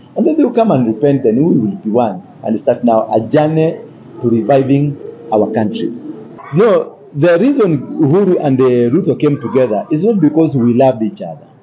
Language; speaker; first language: English; non-native, local second language; Kikuyu